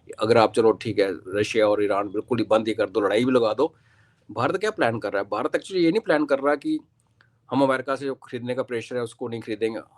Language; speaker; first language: Hindi; non-native, local second language; Kashmiri